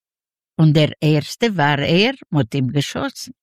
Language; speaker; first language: German; non-native, learner; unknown